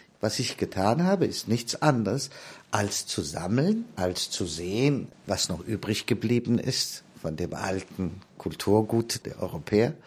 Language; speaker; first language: German; non-native, fluent; Italian